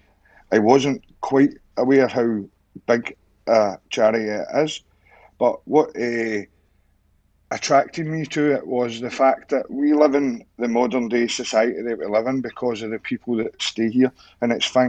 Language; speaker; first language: English; native; English